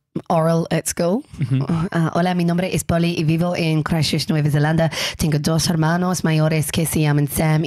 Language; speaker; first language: English; native; English